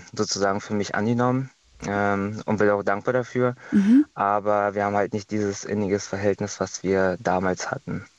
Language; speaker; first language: German; non-native, fluent; Estonian